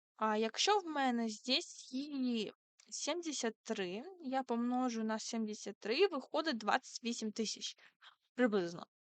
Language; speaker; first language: Ukrainian; non-native, local second language; Russian